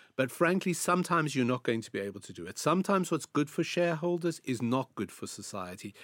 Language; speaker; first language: English; native; English